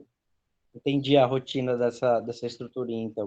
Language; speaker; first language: Portuguese; native; Portuguese